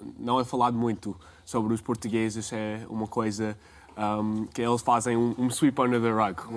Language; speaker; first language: Portuguese; non-native, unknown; English